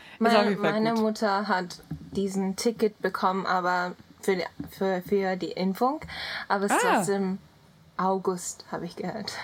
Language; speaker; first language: German; non-native, learner; Japanese